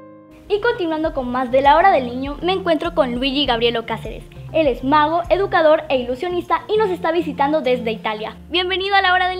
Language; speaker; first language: Spanish; native; Spanish